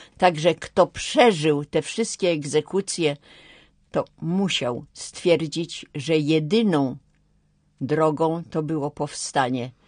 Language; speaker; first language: Polish; native; Polish